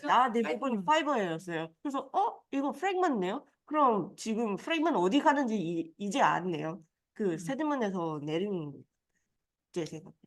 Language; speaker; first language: Korean; non-native, fluent; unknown